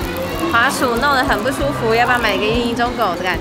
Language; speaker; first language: Chinese; native; Chinese